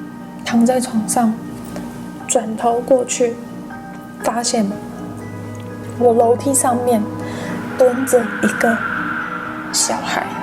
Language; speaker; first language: Chinese; non-native, fluent; English